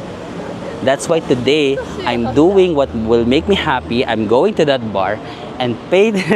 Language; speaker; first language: English; non-native, local second language; Filipino